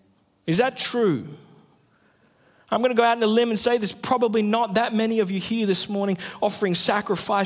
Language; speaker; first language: English; native; English